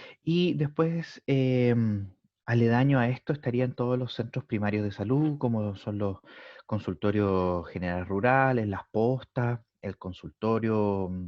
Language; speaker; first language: Spanish; native; Spanish